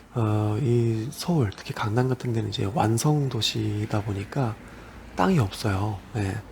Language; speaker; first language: Korean; native; Korean